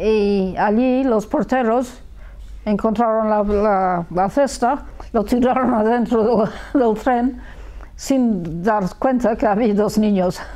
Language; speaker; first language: Spanish; early bilingual, heritage; Spanish